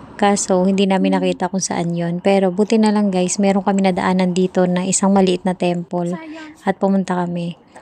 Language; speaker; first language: Filipino; native; Filipino